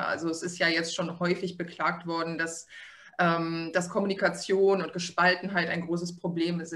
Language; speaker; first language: German; native; German